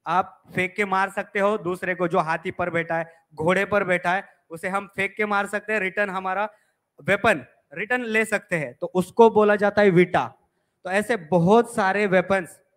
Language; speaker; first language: Hindi; non-native, local second language; Marathi